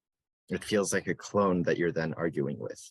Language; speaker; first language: English; native; English